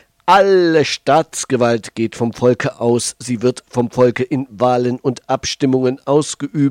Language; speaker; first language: German; native; German